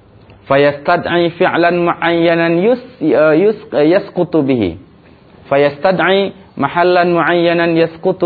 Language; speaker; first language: Arabic; non-native, fluent; Indonesian